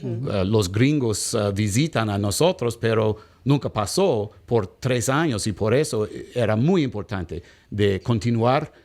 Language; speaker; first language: Spanish; non-native, learner; English